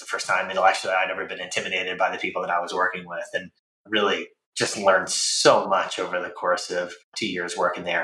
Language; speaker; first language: English; native; English